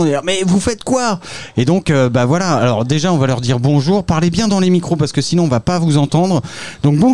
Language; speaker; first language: French; native; French